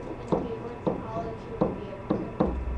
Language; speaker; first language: English; native; English